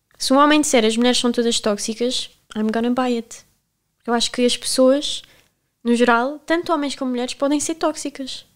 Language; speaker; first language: Portuguese; native; Portuguese